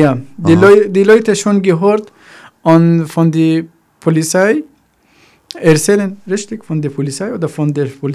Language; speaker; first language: German; non-native, learner; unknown